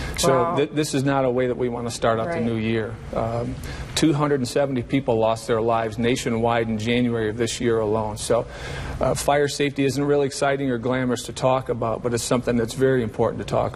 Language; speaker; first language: English; native; English